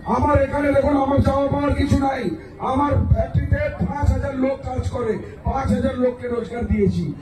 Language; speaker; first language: Bangla; non-native, local second language; Hindi